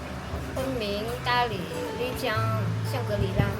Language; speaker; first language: Chinese; non-native, fluent; Vietnamese